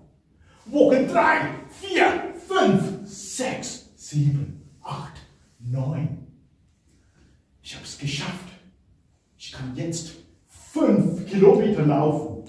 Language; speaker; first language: German; non-native, fluent; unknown